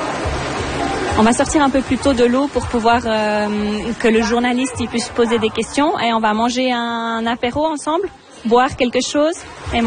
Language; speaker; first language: French; native; French